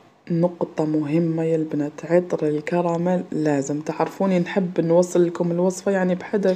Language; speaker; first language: Arabic; native; Arabic